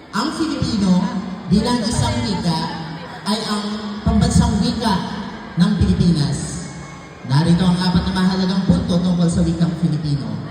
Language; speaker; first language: Filipino; non-native, local second language; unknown